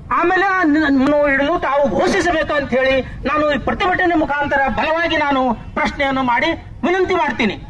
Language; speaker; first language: Kannada; non-native, local second language; Lambadi